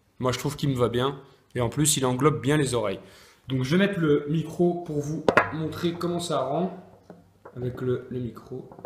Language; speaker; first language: French; native; French